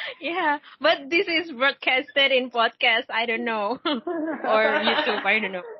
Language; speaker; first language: English; non-native, learner; Indonesian